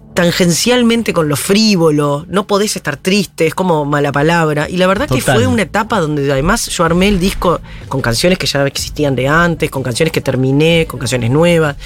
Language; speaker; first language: Spanish; native; Spanish